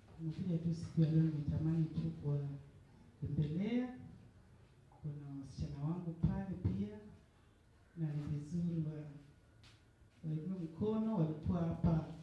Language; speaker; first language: Swahili; native; Swahili